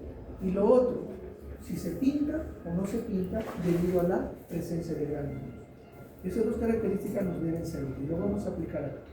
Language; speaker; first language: Spanish; native; Spanish